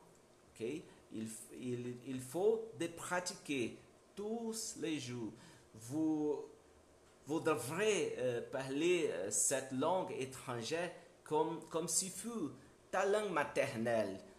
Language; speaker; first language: French; non-native, learner; Portuguese